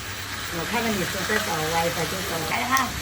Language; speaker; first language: Chinese; native; Chinese